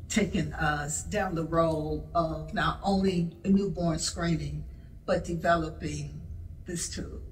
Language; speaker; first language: English; native; English